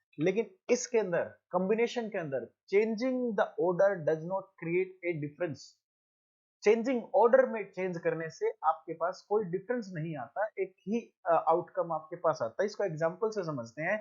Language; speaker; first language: Hindi; native; Hindi